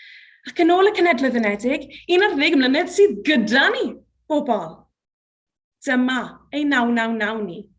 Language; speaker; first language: Welsh; native; Welsh